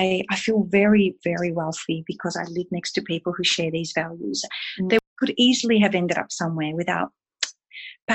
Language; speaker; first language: English; native; English